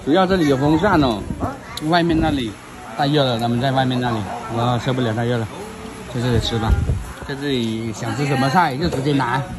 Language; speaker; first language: Chinese; non-native, local second language; Cantonese